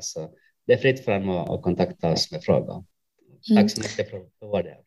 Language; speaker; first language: Swedish; non-native, local second language; Finnish